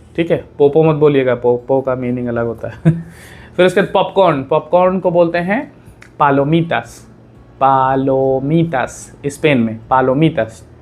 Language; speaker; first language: Hindi; native; Hindi